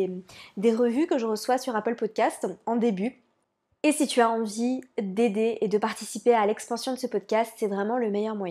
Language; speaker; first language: French; native; French